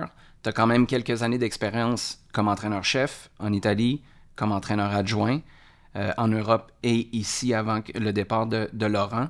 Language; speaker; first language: French; native; French